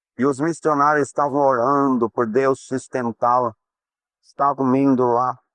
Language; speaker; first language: Portuguese; non-native, fluent; English